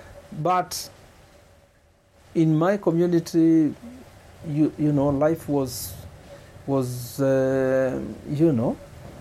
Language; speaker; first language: English; non-native, local second language; Kamba